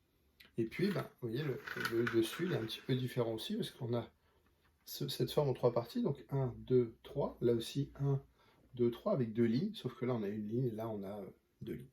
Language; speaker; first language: French; native; French